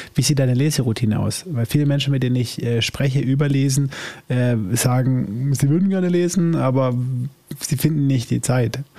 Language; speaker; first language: German; native; German